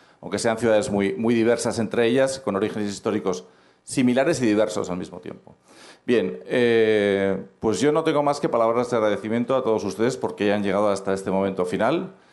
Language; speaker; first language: Spanish; native; Spanish